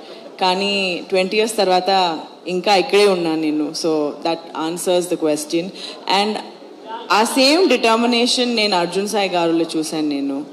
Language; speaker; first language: Telugu; non-native, local second language; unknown